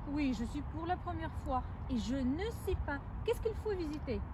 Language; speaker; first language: French; non-native, learner; Russian